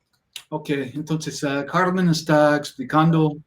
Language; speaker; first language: Spanish; non-native, learner; English